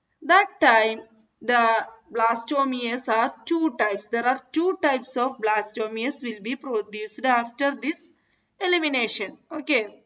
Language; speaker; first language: English; non-native, local second language; Malayalam